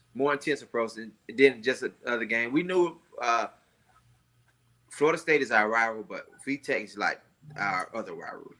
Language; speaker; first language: English; native; English